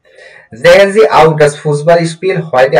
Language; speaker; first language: German; non-native, learner; Bangla